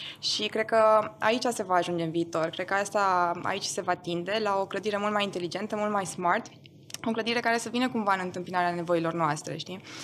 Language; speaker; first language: Romanian; non-native, local second language; German